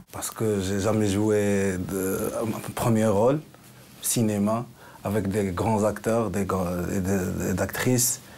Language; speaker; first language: French; non-native, local second language; Arabic